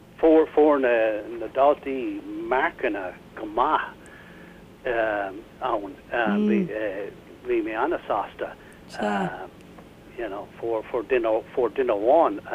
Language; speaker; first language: Irish; non-native, learner; English